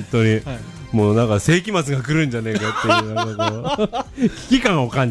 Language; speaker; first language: Japanese; native; Japanese